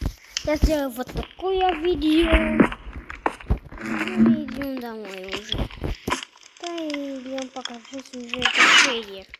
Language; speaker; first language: Russian; non-native, learner; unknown